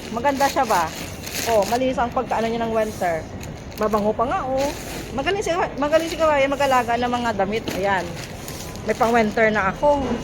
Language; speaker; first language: Filipino; non-native, local second language; Cebuano